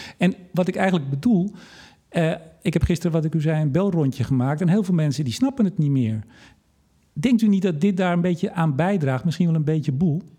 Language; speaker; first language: Dutch; native; Dutch